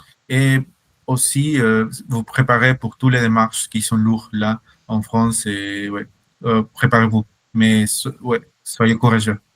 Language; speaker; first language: French; non-native, fluent; Spanish